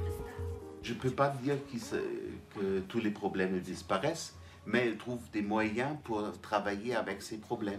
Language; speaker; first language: French; non-native, fluent; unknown